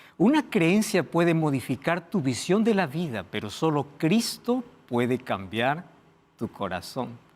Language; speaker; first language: Spanish; non-native, fluent; Portuguese